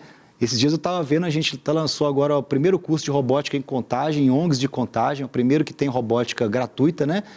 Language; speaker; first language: Portuguese; native; Portuguese